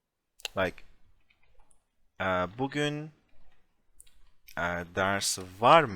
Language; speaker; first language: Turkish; non-native, fluent; English